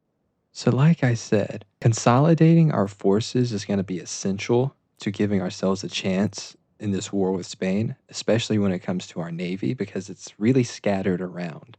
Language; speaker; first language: English; native; English